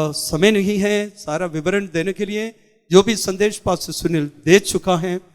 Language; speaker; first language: Hindi; non-native, local second language; Malayalam